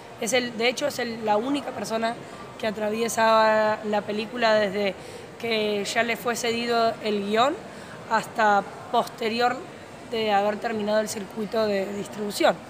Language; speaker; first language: Spanish; native; Spanish